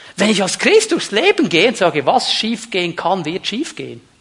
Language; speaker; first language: German; native; German